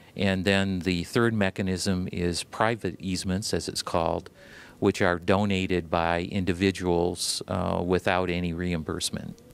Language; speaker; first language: English; native; English